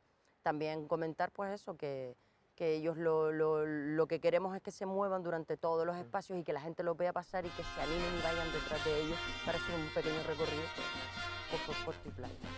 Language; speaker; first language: Spanish; native; Spanish